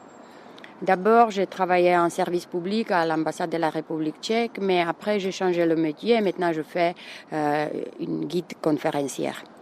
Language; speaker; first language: French; non-native, fluent; Czech